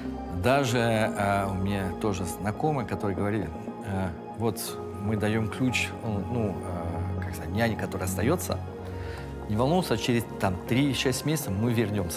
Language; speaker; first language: Russian; early bilingual, heritage; French